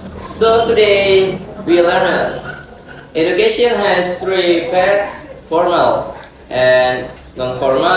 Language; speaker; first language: English; non-native, learner; Indonesian